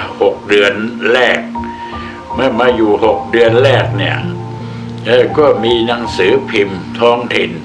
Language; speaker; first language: Thai; native; Thai